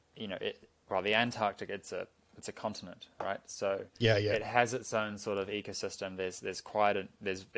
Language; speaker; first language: English; native; English